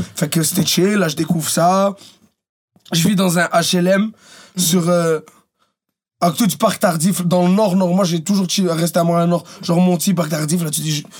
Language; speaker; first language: French; early bilingual, other home language; Arabic